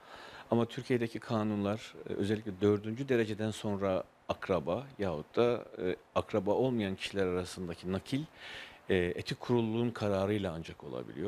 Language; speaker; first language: Turkish; native; Turkish